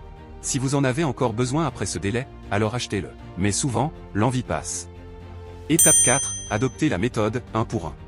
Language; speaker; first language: French; native; French